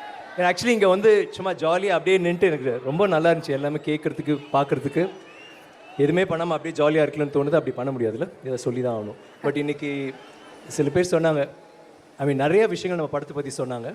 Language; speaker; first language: Tamil; native; Tamil